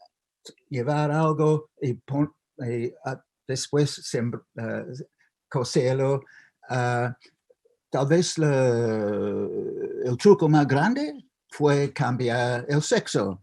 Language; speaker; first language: Spanish; non-native, fluent; English